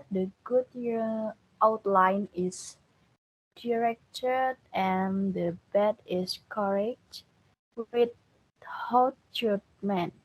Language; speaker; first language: English; non-native, learner; Indonesian